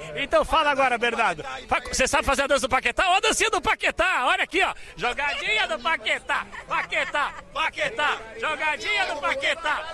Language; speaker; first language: Portuguese; native; Portuguese